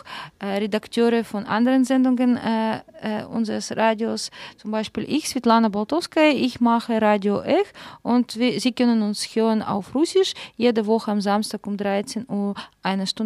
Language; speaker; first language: German; non-native, fluent; Russian